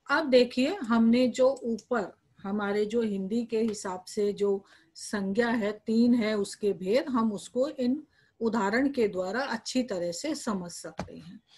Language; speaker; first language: Hindi; native; Hindi